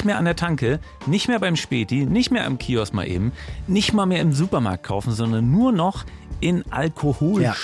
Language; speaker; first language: German; native; German